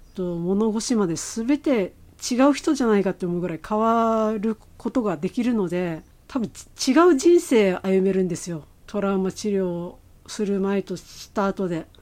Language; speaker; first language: Japanese; native; Japanese